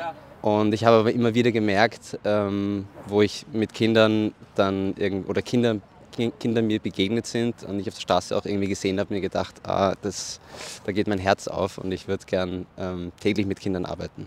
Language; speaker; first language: German; native; German